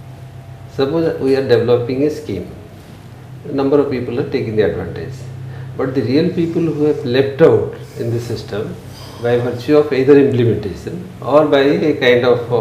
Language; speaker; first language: English; non-native, local second language; Odia